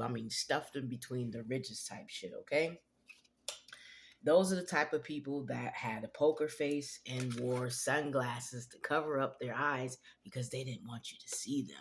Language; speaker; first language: English; native; English